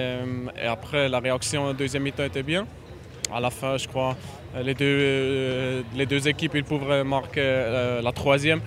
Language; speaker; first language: French; non-native, learner; German